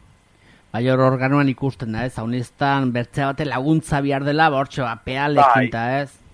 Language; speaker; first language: Basque; native; Basque